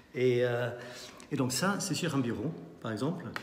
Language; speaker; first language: French; non-native, fluent; English